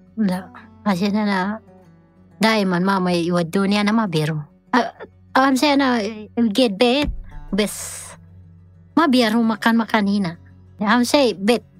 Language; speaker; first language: Arabic; non-native, learner; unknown